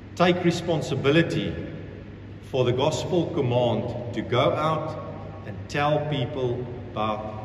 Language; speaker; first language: English; non-native, local second language; Afrikaans